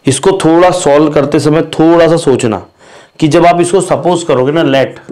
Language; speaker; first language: Hindi; non-native, local second language; Marathi